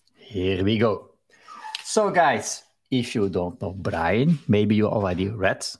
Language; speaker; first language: English; non-native, fluent; Dutch